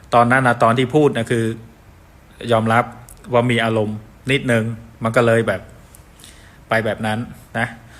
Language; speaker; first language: Thai; non-native, fluent; Khmer